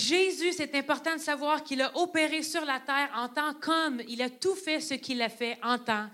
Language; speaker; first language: French; native; French